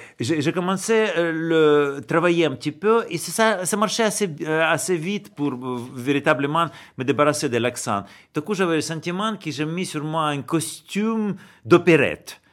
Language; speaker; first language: French; non-native, fluent; Russian